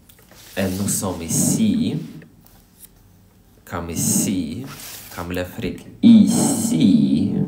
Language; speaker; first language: French; non-native, learner; English